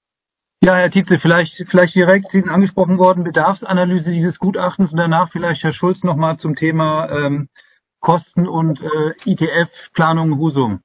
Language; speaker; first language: German; native; German